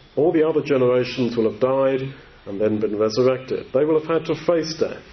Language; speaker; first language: English; native; English